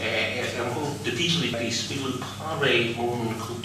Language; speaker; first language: Italian; non-native, fluent; English